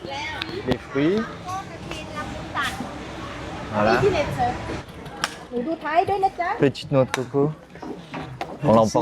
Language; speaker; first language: French; native; French